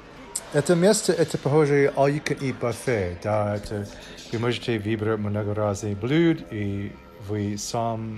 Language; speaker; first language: Russian; non-native, learner; English